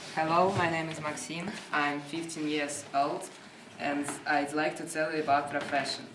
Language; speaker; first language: English; non-native, learner; Russian